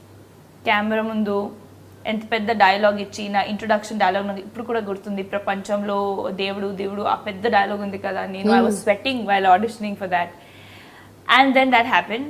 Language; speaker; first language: Telugu; non-native, fluent; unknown